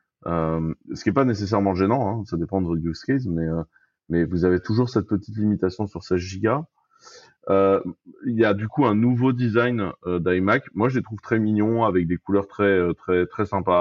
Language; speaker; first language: French; native; French